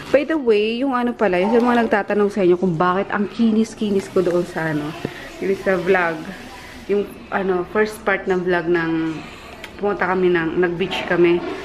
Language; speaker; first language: Filipino; native; Filipino